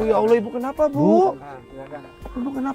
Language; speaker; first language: Indonesian; native; Indonesian